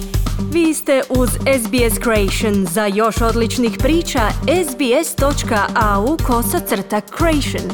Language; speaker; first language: Serbian; native; Serbian